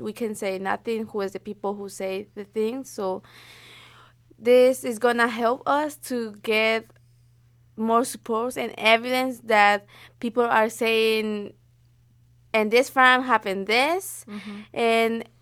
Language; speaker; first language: English; non-native, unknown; Spanish